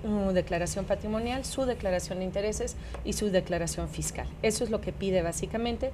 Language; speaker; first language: Spanish; native; Spanish